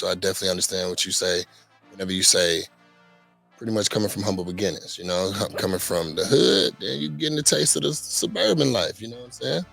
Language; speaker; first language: English; native; English